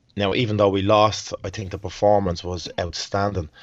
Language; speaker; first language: English; native; English